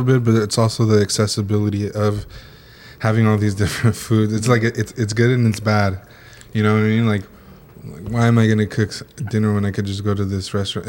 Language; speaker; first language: English; native; English